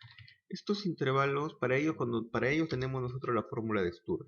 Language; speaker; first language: Spanish; native; Spanish